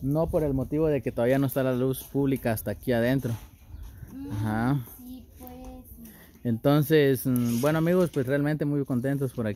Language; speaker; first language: Spanish; native; Spanish